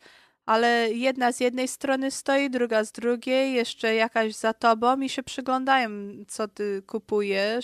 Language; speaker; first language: Polish; early bilingual, heritage; Polish